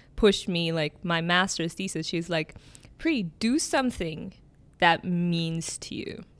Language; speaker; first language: English; early bilingual, other home language; Arabic